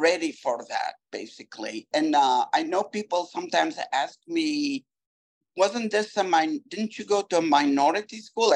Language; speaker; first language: English; non-native, fluent; Turkish